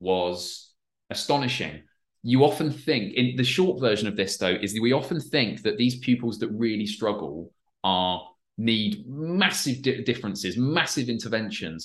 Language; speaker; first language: English; native; English